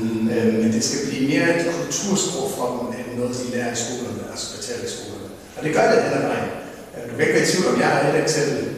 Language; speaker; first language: Danish; native; Danish